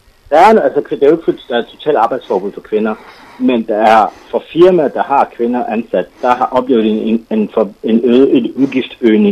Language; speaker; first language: Danish; non-native, fluent; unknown